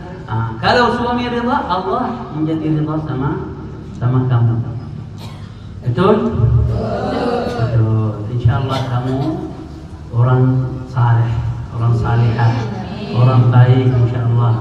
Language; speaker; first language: Indonesian; non-native, learner; Arabic